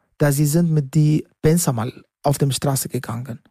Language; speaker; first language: German; non-native, learner; Arabic